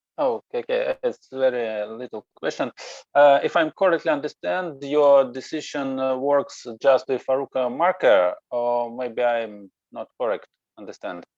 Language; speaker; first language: English; non-native, learner; Russian